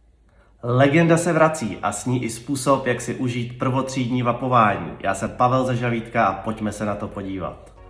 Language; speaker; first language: Czech; native; Czech